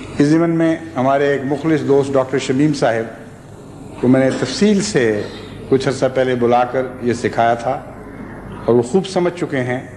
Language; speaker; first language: Urdu; native; Urdu